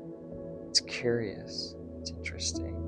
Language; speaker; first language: English; native; English